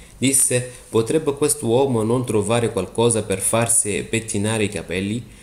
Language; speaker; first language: Italian; non-native, fluent; Arabic